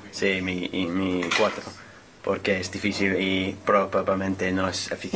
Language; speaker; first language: Spanish; non-native, learner; English